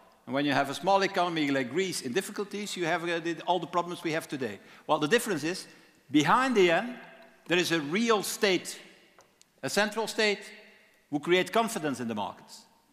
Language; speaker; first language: English; non-native, fluent; Dutch